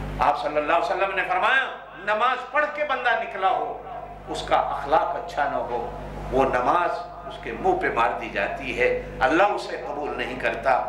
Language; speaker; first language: Urdu; non-native, local second language; Punjabi